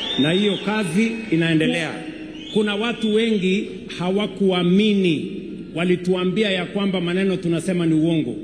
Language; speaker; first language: Swahili; non-native, local second language; Kalenjin